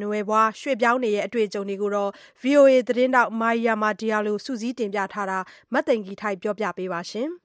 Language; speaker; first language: Burmese; native; Burmese